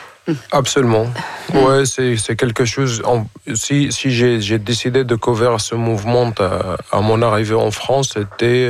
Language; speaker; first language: French; non-native, fluent; Arabic